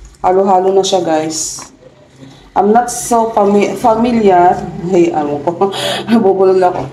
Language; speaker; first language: Filipino; non-native, local second language; Iloko